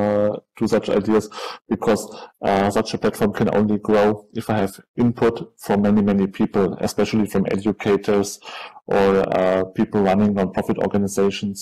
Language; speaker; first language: English; non-native, fluent; German